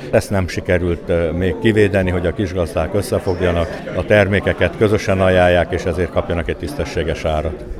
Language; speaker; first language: Hungarian; native; Hungarian